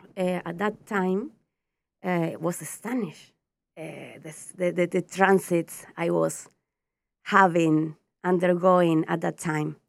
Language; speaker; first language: English; non-native, fluent; Spanish